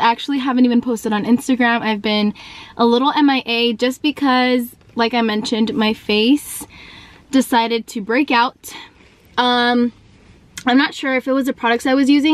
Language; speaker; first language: English; early bilingual, other home language; Spanish